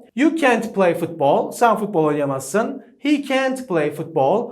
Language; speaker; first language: English; non-native, fluent; Turkish